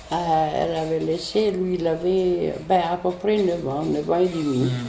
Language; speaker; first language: French; non-native, fluent; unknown